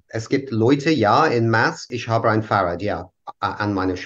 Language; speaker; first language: German; non-native, learner; English